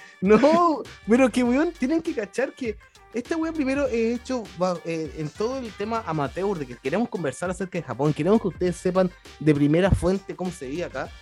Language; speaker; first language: Spanish; native; Spanish